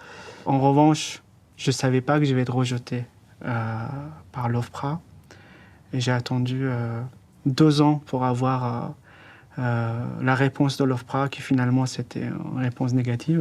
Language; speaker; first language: French; non-native, fluent; Persian